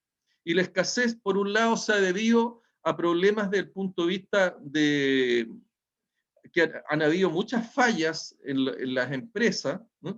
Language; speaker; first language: Spanish; native; Spanish